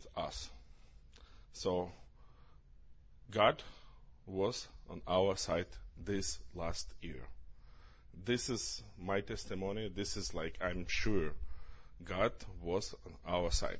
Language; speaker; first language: English; non-native, learner; Ukrainian